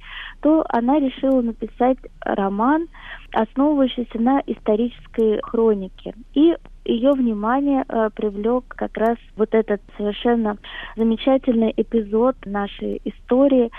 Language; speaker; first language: Russian; native; Russian